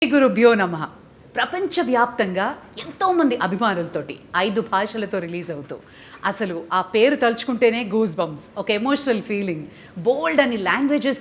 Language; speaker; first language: Telugu; native; Telugu